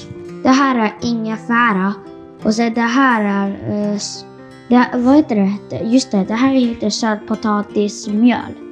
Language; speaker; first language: Swedish; non-native, fluent; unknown